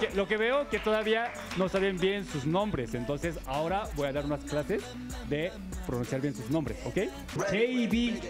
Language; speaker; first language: Spanish; non-native, fluent; Korean